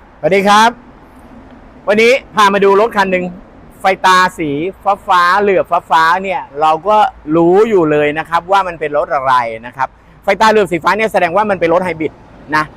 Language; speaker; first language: Thai; native; Thai